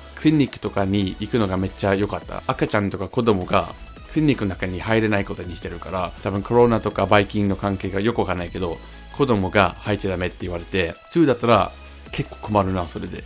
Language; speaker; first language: Japanese; non-native, fluent; English